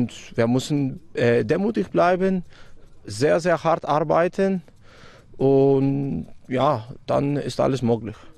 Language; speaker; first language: German; non-native, fluent; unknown